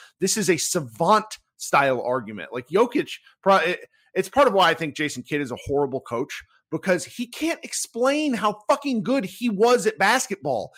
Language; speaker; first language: English; native; English